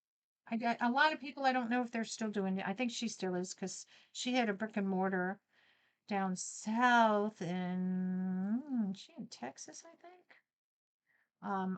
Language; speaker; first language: English; native; English